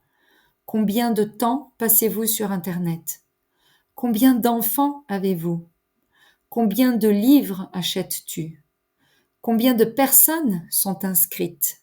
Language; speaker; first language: French; native; French